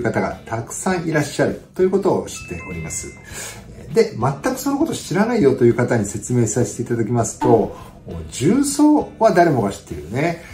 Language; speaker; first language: Japanese; native; Japanese